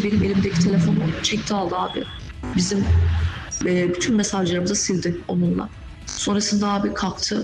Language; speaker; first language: Turkish; native; Turkish